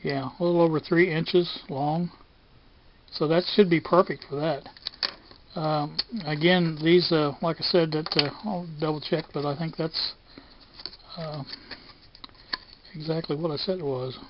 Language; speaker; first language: English; native; English